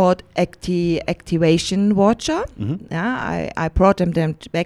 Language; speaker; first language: English; non-native, fluent; German